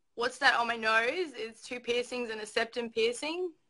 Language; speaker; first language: English; native; English